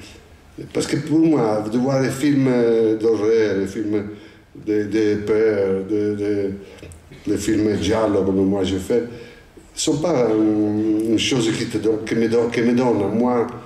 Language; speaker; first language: French; non-native, fluent; Italian